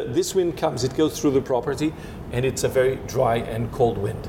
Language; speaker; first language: English; non-native, fluent; Portuguese